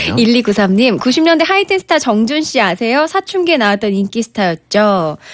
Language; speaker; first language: Korean; native; Korean